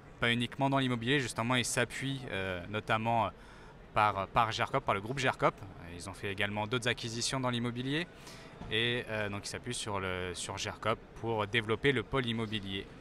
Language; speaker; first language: French; native; French